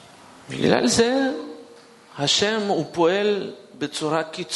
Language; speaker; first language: Hebrew; non-native, fluent; Russian